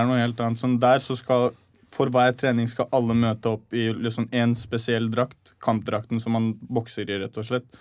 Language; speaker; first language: Norwegian; early bilingual, other home language; Chechen